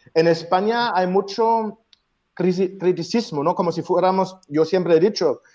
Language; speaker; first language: Spanish; non-native, fluent; German